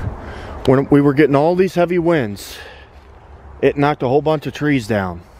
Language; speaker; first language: English; native; English